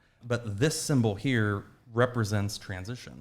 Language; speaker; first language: English; native; English